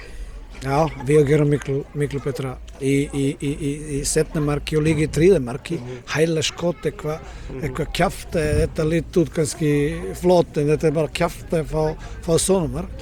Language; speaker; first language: Icelandic; non-native, learner; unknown